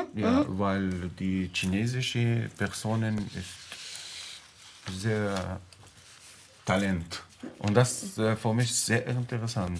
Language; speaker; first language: German; non-native, learner; Arabic